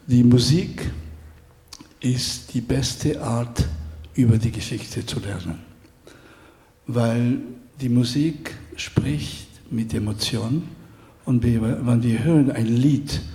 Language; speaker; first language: German; non-native, fluent; Spanish